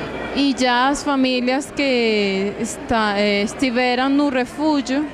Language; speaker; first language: Portuguese; non-native, fluent; Spanish